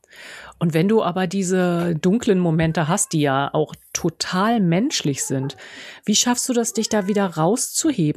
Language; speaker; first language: German; native; German